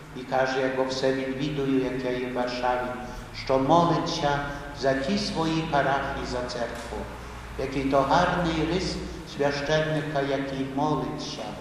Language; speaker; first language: Ukrainian; early bilingual, heritage; Ukrainian